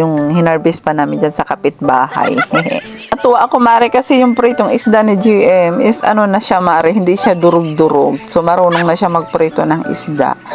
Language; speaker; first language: Filipino; non-native, local second language; Iloko